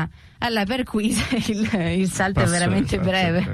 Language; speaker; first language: Italian; native; Italian